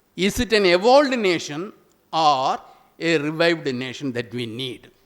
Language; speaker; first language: English; non-native, local second language; Tamil